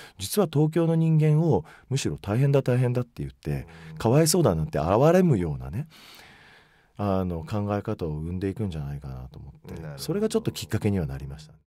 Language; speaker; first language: Japanese; native; Japanese